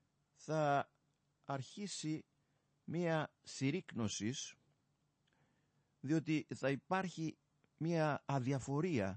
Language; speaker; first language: Greek; native; Greek